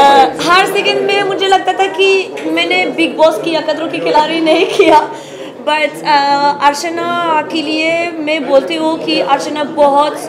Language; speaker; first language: Hindi; non-native, learner; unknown